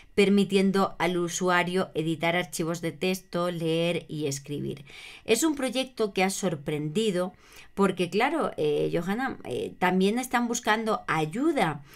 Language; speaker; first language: Spanish; native; Spanish